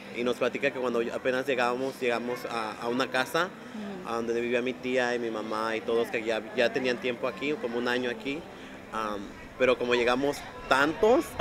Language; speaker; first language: Spanish; early bilingual, heritage; Spanish